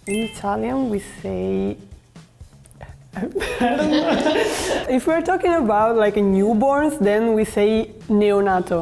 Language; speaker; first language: English; non-native, fluent; Italian